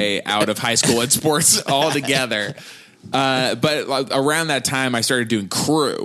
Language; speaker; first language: English; native; English